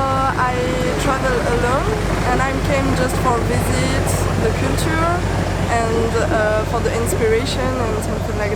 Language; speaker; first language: English; non-native, learner; French